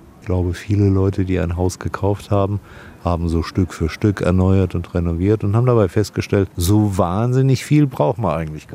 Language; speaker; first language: German; native; German